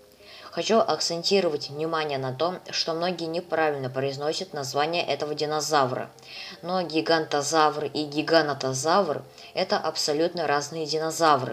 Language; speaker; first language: Russian; native; Russian